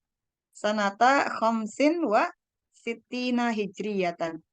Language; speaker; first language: Arabic; non-native, fluent; Indonesian